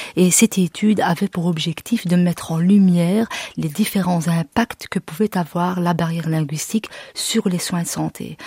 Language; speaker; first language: French; early bilingual, other home language; Arabic